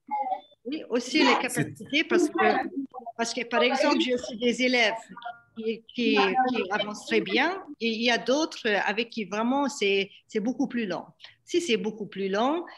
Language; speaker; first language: French; non-native, fluent; Hungarian